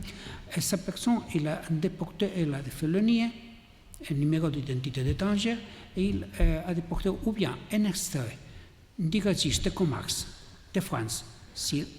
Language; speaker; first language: French; non-native, learner; Catalan